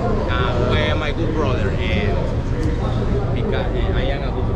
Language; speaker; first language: English; non-native, learner; Spanish